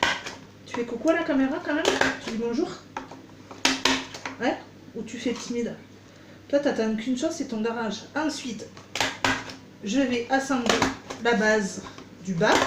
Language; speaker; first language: French; native; French